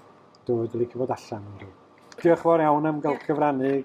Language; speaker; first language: Welsh; native; Welsh